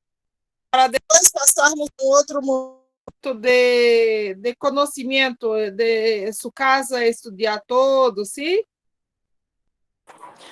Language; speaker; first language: Spanish; non-native, learner; Portuguese